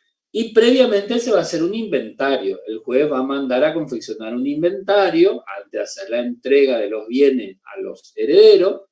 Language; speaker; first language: Spanish; native; Spanish